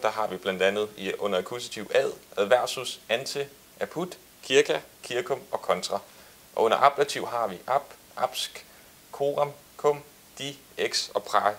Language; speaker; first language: Danish; native; Danish